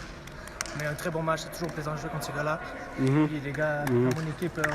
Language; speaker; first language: French; native; French